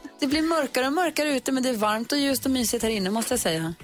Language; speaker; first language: Swedish; native; Swedish